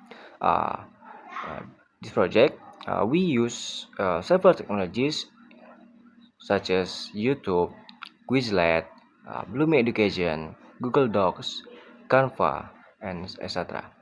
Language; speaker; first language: English; non-native, learner; Indonesian